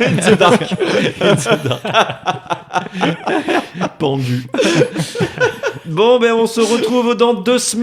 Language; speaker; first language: French; native; French